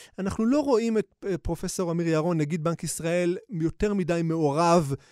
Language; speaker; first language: Hebrew; native; Hebrew